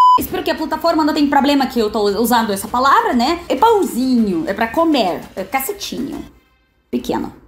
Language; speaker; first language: Portuguese; non-native, fluent; Russian